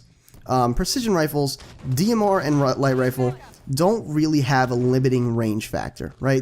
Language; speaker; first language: English; native; English